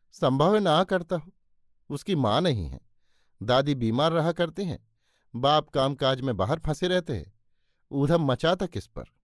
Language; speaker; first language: Hindi; native; Hindi